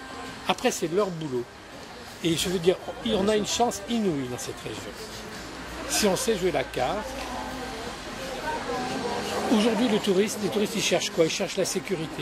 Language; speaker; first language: French; native; French